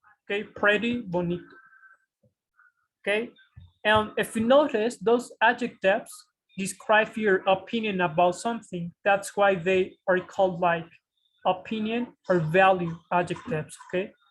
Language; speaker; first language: English; non-native, fluent; Spanish